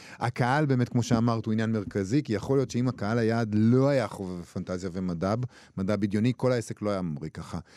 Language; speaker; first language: Hebrew; native; Hebrew